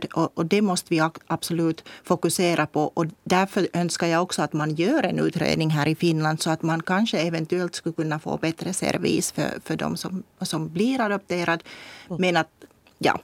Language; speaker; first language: Swedish; non-native, local second language; Finnish